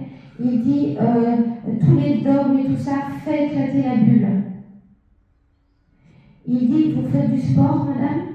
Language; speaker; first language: French; native; French